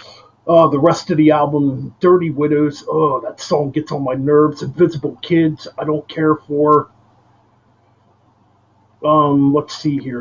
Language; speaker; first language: English; native; English